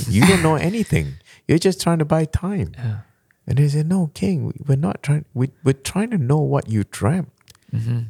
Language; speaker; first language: English; non-native, local second language; Malay